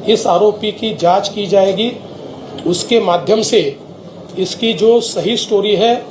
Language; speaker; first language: Hindi; non-native, local second language; Marathi